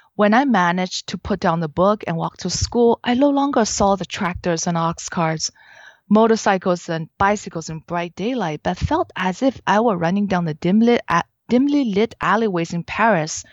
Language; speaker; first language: English; non-native, fluent; Chinese